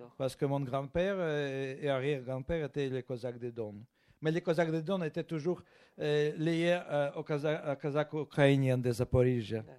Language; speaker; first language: French; non-native, fluent; Russian